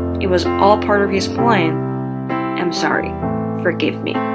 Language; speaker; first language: English; non-native, fluent; Chinese